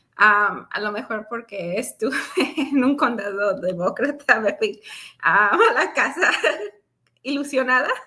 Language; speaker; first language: Spanish; early bilingual, heritage; Spanish